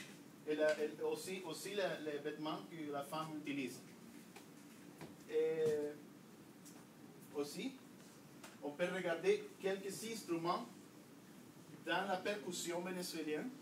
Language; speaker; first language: French; non-native, learner; Spanish